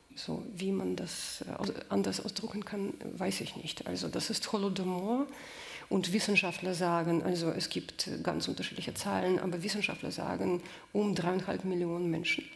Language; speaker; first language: German; non-native, fluent; Russian